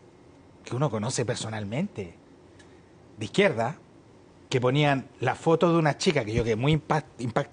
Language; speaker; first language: Spanish; native; Spanish